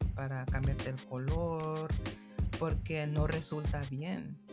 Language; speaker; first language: Spanish; non-native, fluent; English